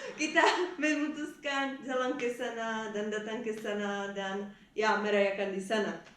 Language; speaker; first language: Indonesian; non-native, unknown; English